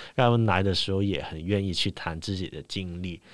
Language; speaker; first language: Chinese; non-native, local second language; Cantonese